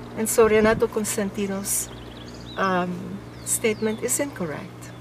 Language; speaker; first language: English; non-native, local second language; Filipino